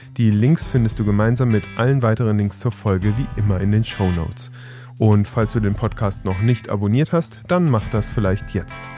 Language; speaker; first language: German; early bilingual, other home language; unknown